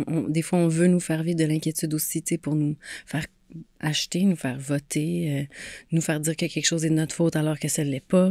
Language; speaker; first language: French; native; French